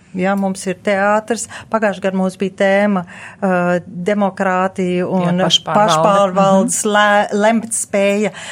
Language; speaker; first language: Latvian; early bilingual, heritage; Latvian